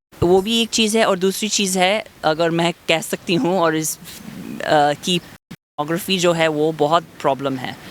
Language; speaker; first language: Hindi; non-native, fluent; English